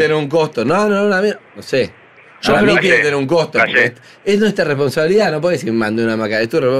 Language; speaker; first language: Spanish; native; Spanish